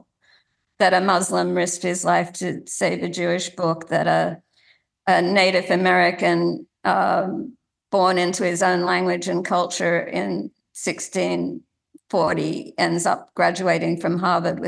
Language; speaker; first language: English; native; English